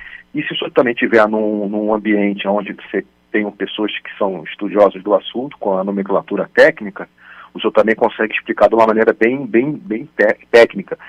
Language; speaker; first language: Portuguese; native; Portuguese